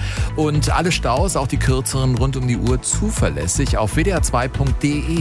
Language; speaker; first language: German; native; German